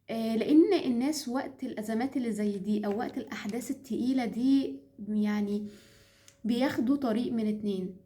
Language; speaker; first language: Arabic; native; Arabic